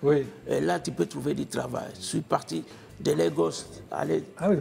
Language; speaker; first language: French; non-native, fluent; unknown